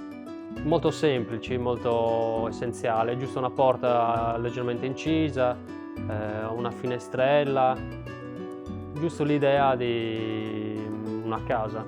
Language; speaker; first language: Italian; early bilingual, other home language; German